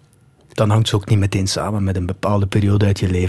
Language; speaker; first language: Dutch; native; Dutch